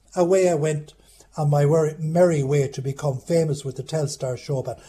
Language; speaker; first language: English; native; English